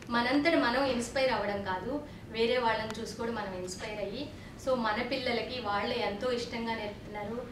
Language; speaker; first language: Telugu; native; Telugu